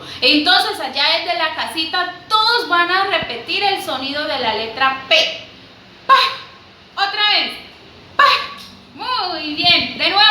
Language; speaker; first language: Spanish; native; Spanish